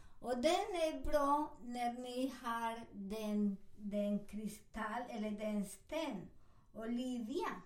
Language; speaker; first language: Swedish; non-native, learner; Spanish